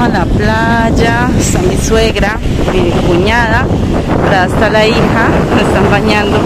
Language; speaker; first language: Spanish; native; Spanish